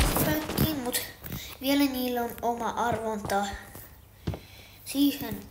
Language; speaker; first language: Finnish; early bilingual, other home language; Russian